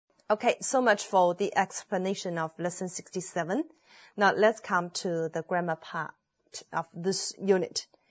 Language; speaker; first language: English; non-native, fluent; Chinese